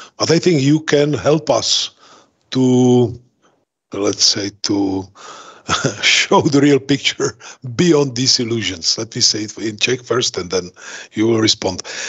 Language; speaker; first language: English; non-native, fluent; Czech